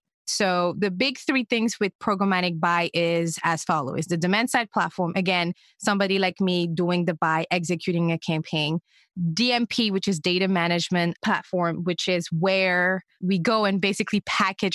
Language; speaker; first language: English; non-native, fluent; French